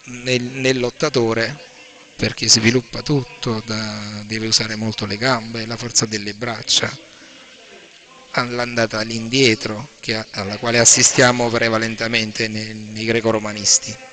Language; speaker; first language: Italian; native; Italian